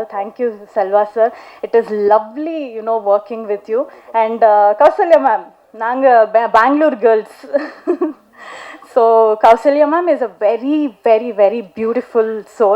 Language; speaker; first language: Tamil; non-native, local second language; Kannada